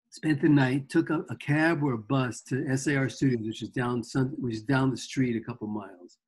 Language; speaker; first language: English; native; English